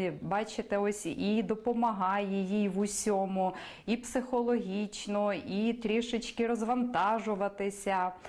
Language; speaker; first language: Ukrainian; native; Ukrainian